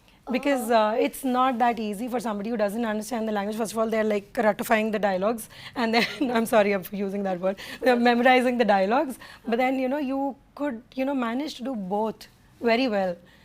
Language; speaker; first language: English; non-native, local second language; Telugu